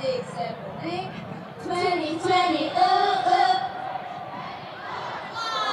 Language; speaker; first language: Korean; native; Korean